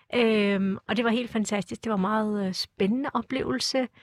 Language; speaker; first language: Danish; early bilingual, other home language; Turkish